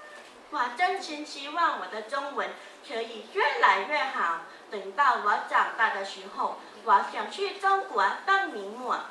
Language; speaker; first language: Chinese; non-native, learner; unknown